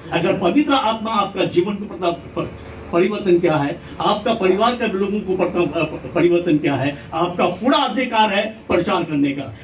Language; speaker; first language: Hindi; non-native, local second language; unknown